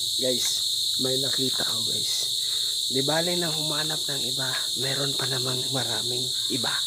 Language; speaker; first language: Filipino; non-native, local second language; Cebuano